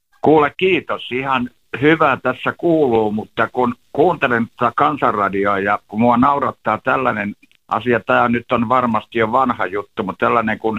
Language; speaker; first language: Finnish; native; Finnish